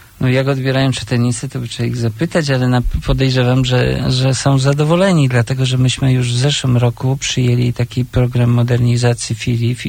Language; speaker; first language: Polish; native; Polish